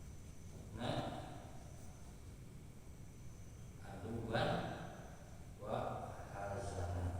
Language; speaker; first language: Arabic; non-native, fluent; Indonesian